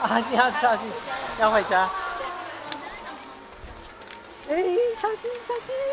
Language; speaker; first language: Chinese; non-native, learner; English